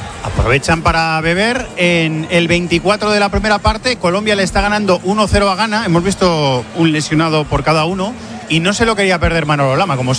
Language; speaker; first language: Spanish; native; Spanish